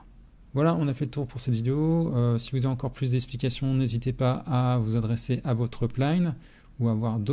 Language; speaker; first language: French; native; French